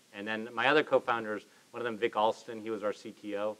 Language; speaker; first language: English; native; English